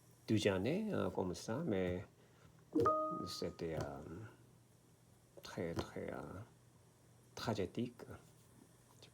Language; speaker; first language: French; non-native, learner; Korean